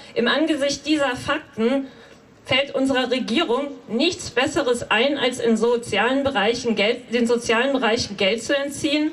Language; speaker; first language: German; native; German